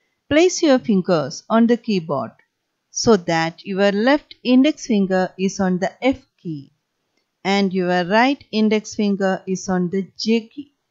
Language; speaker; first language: English; non-native, local second language; Malayalam